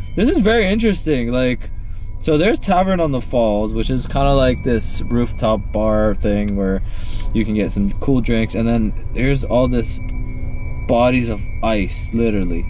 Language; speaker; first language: English; native; English